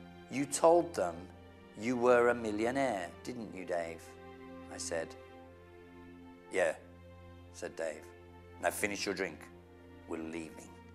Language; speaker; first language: English; native; English